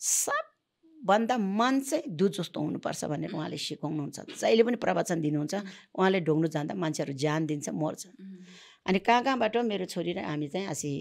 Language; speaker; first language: Nepali; non-native, local second language; Sherpa